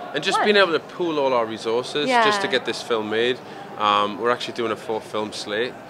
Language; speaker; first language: English; native; English